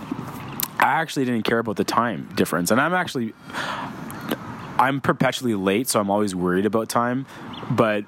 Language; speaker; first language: English; native; English